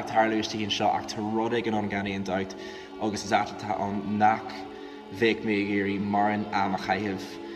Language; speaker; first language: Irish; non-native, local second language; English